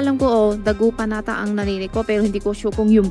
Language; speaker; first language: Filipino; non-native, learner; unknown